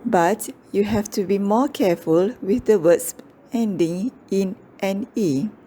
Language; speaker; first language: English; non-native, local second language; Malay